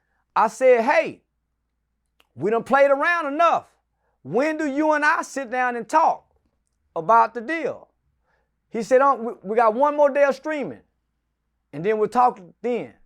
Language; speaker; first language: English; native; English